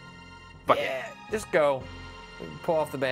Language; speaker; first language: English; native; English